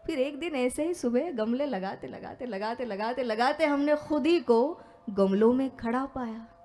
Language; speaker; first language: Hindi; non-native, local second language; Marathi